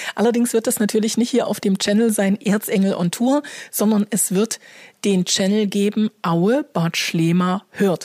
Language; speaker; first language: German; native; German